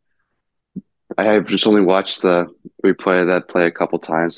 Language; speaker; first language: English; native; English